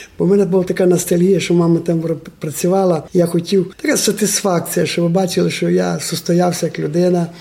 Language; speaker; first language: Ukrainian; non-native, local second language; Romanian